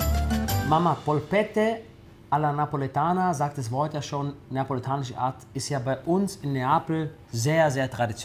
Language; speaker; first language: German; early bilingual, other home language; Italian